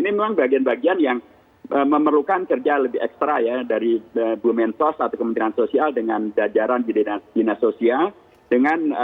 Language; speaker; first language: Indonesian; native; Indonesian